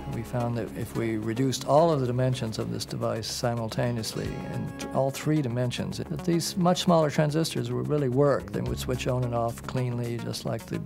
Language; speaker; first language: English; native; English